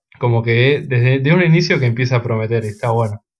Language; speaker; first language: Spanish; native; Spanish